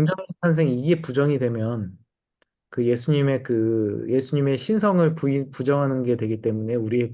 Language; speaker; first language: Korean; native; Korean